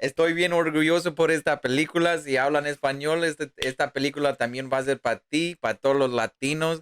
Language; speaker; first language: Spanish; early bilingual, heritage; Spanish